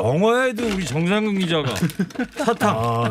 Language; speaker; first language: Korean; native; Korean